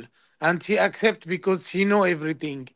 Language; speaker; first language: English; non-native, learner; Arabic